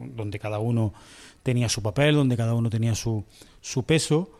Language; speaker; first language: Spanish; native; Spanish